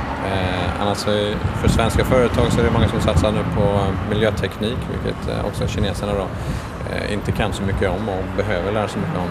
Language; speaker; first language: Swedish; native; Swedish